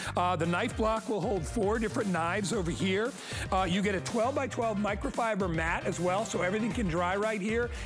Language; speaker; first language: English; native; English